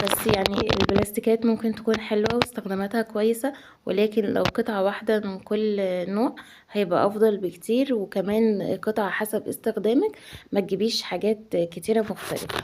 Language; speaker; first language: Arabic; native; Arabic